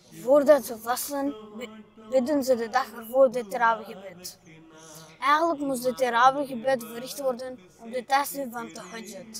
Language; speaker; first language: Dutch; early bilingual, other home language; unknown